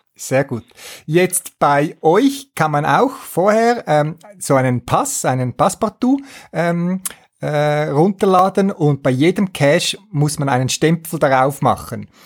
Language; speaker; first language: German; native; German